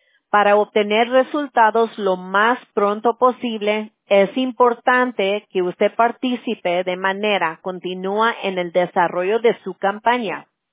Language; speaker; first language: Spanish; early bilingual, heritage; Spanish